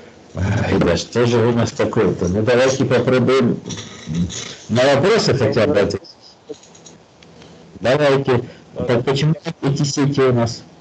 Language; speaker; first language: Russian; native; Russian